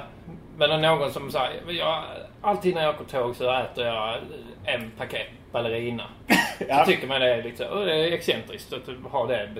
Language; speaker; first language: Swedish; native; Swedish